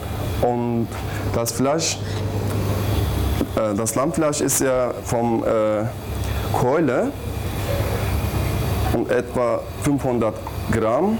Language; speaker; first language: German; non-native, learner; Turkish